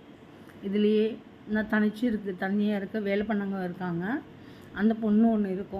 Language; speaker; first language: Tamil; non-native, learner; Malayalam